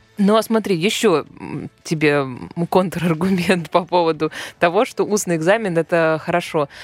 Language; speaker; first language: Russian; native; Russian